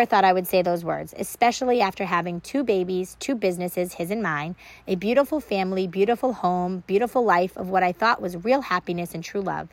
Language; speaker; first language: English; native; English